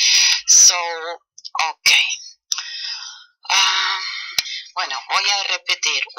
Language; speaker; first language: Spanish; non-native, fluent; German